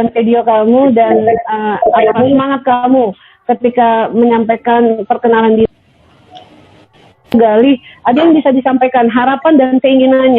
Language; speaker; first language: Indonesian; native; Indonesian